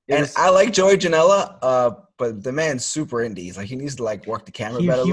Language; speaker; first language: English; native; English